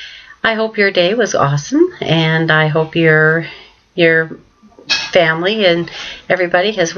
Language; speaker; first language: English; native; English